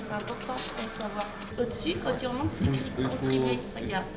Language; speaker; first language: French; native; French